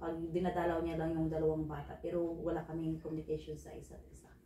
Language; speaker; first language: Filipino; native; Filipino